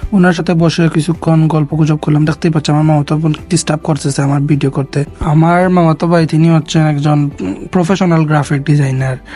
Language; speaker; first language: Bangla; non-native, local second language; Sylheti